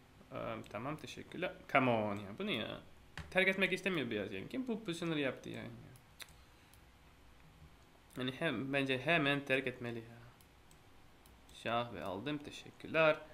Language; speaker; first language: Turkish; non-native, fluent; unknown